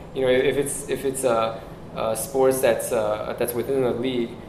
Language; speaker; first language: English; early bilingual, other home language; Chinese